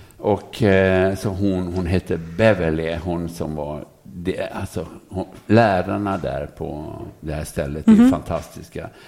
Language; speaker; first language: Swedish; native; Swedish